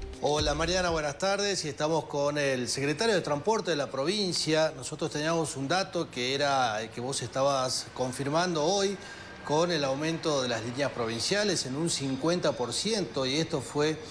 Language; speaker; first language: Spanish; native; Spanish